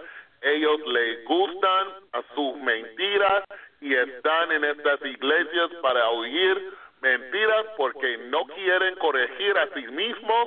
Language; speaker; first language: Spanish; non-native, fluent; English